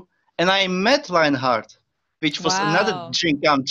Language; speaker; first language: English; non-native, fluent; Czech